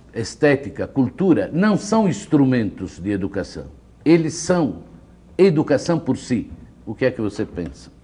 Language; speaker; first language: Portuguese; non-native, fluent; Italian